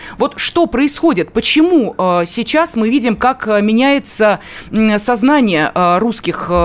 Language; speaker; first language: Russian; native; Russian